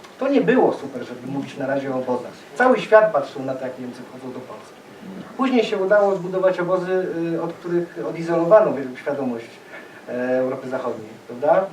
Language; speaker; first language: Polish; native; Polish